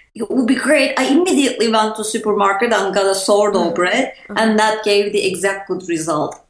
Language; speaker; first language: English; non-native, fluent; Turkish